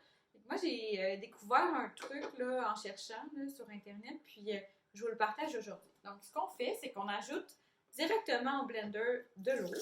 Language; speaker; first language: French; native; French